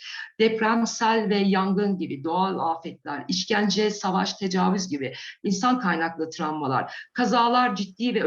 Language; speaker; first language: Turkish; native; Turkish